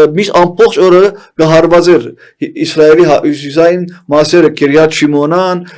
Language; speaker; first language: Armenian; early bilingual, heritage; Armenian